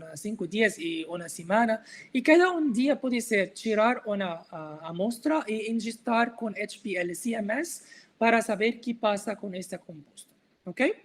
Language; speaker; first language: Portuguese; non-native, learner; Arabic